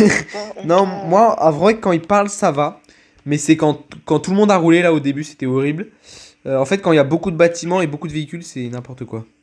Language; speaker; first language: French; native; French